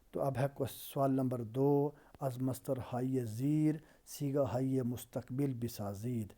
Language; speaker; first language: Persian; non-native, fluent; Urdu